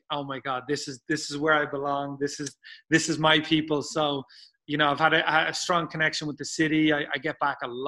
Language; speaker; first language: English; native; English